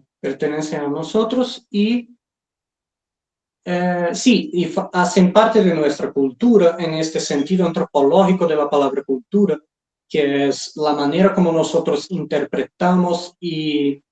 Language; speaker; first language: Spanish; non-native, fluent; Portuguese